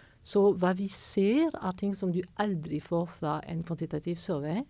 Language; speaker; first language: Norwegian; non-native, fluent; French